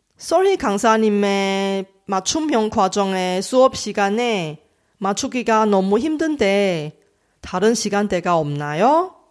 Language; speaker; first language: Korean; non-native, fluent; Chinese